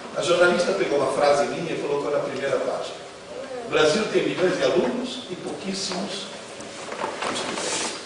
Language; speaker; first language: Portuguese; non-native, fluent; Italian